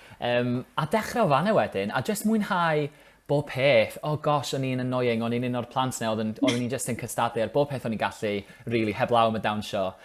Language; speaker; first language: Welsh; native; Welsh